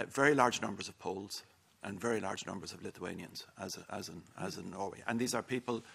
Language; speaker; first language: English; native; English